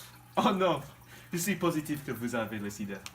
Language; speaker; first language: French; non-native, learner; English